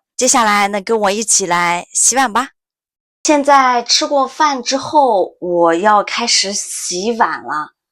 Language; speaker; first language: Chinese; native; Chinese